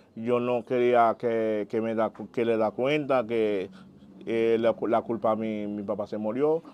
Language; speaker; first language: Spanish; non-native, learner; Haitian Creole